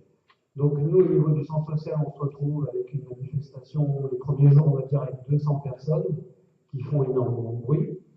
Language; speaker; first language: French; native; French